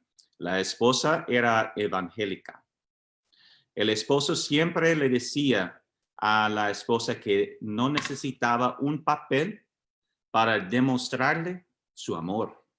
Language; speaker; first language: Spanish; non-native, fluent; English